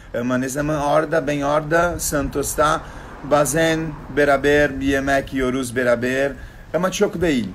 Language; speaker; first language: Turkish; non-native, learner; Portuguese